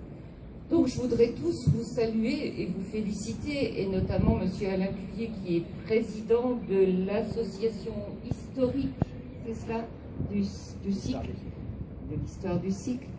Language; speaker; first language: French; native; French